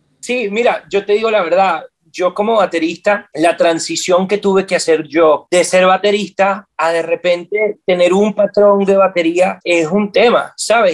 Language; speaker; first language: Spanish; native; Spanish